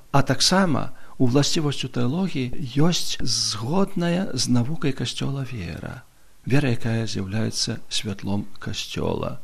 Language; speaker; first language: Belarusian; non-native, local second language; Polish